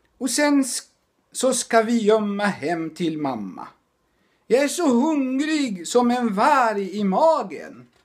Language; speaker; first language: Swedish; non-native, fluent; Arabic